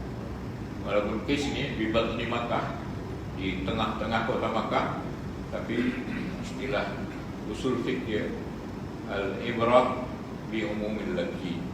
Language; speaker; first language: Malay; native; Malay